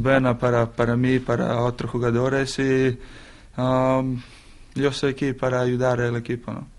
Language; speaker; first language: Spanish; non-native, learner; Slovenian